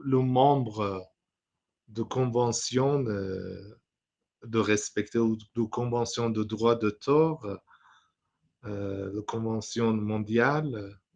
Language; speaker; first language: French; non-native, fluent; Persian